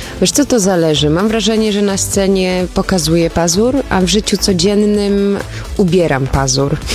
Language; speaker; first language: Polish; early bilingual, heritage; Polish